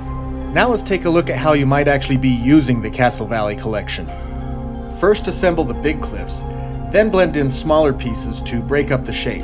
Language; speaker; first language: English; native; English